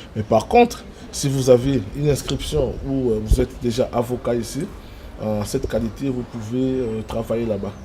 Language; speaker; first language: French; non-native, local second language; Lingala